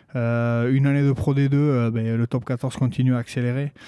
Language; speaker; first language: French; native; French